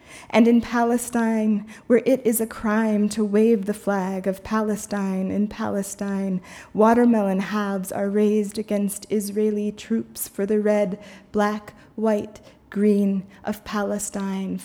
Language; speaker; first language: English; native; English